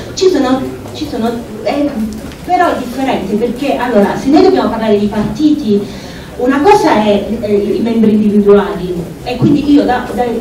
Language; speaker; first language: Italian; native; Italian